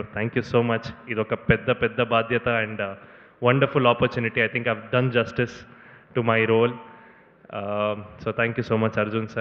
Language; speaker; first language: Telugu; non-native, learner; Kannada